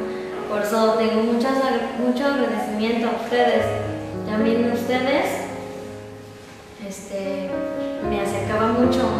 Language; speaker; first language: Spanish; non-native, learner; Japanese